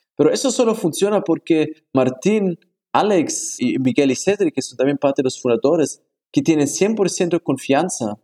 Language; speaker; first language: Spanish; non-native, fluent; German